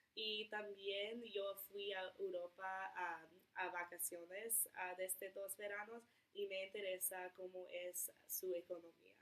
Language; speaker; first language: Spanish; non-native, learner; English